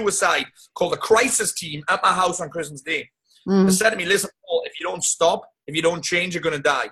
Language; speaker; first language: English; native; English